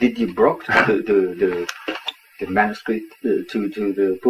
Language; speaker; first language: English; non-native, learner; Spanish